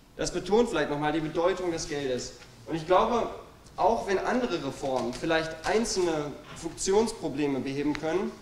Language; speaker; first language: German; native; German